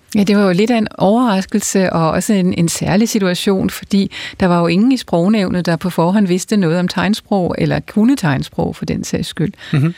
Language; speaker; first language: Danish; early bilingual, other home language; German